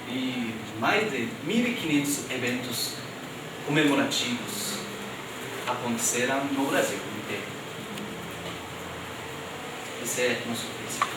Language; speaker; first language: Portuguese; non-native, fluent; Japanese